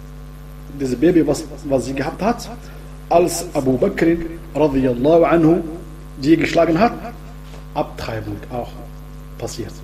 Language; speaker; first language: German; non-native, fluent; Arabic